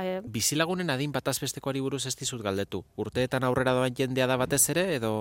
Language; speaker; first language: Basque; native; Basque